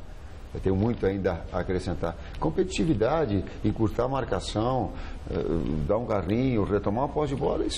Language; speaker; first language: Portuguese; native; Portuguese